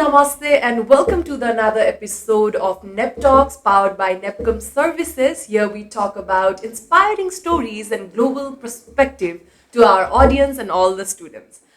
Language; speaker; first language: English; non-native, local second language; Nepali